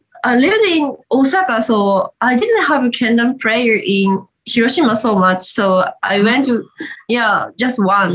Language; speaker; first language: English; non-native, learner; Japanese